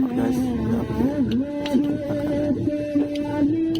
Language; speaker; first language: Hindi; non-native, local second language; Assamese